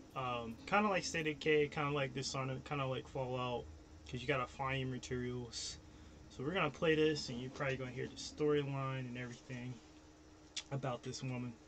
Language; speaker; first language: English; native; English